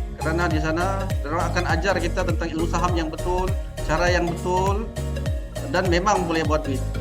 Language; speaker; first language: Malay; native; Malay